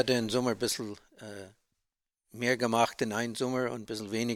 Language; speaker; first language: German; non-native, learner; English